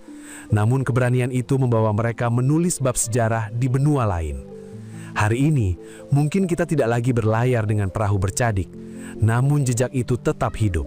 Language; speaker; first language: Indonesian; native; Indonesian